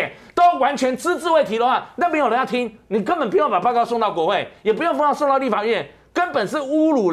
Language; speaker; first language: Chinese; native; Chinese